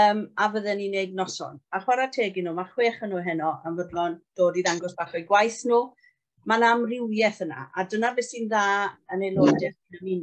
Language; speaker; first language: Welsh; native; Welsh